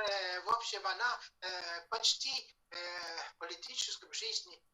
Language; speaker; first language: Russian; non-native, fluent; Estonian